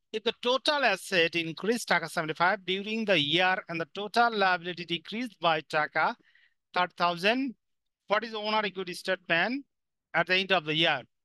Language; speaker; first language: English; non-native, local second language; Bangla